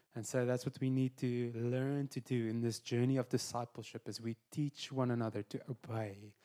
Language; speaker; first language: English; non-native, local second language; Afrikaans